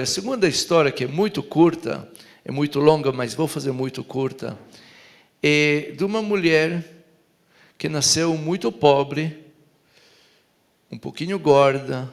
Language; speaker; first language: Portuguese; non-native, fluent; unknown